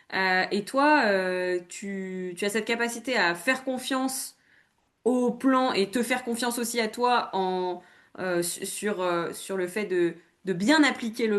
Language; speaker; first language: French; native; French